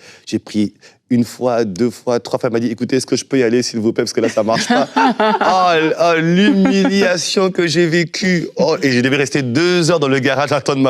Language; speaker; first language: French; native; French